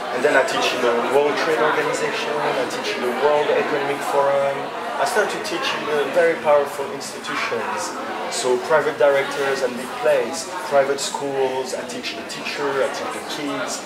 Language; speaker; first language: English; non-native, fluent; French